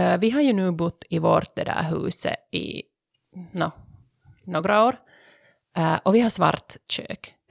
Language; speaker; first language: Swedish; native; Swedish